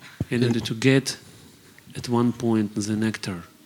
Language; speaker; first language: English; non-native, fluent; Russian